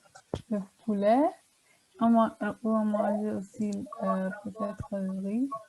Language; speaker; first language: French; early bilingual, heritage; German